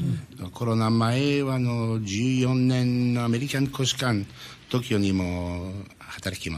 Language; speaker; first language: Japanese; non-native, learner; English